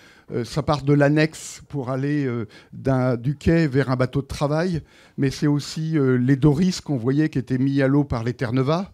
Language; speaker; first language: French; native; French